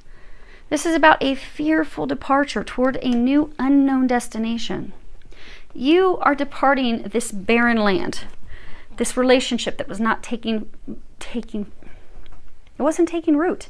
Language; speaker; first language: English; native; English